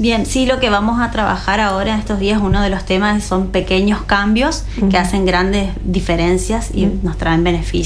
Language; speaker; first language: Spanish; native; Spanish